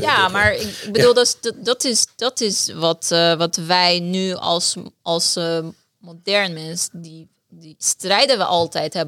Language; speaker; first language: Dutch; non-native, fluent; Persian